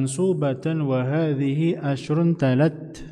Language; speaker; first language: Arabic; non-native, fluent; Indonesian